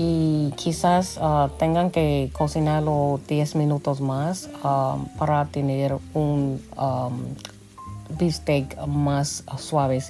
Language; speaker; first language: Spanish; early bilingual, heritage; Spanish